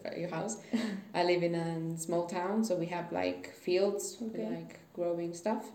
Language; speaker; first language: English; non-native, fluent; Italian